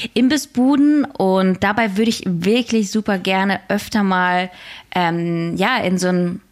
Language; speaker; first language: German; early bilingual, other home language; Russian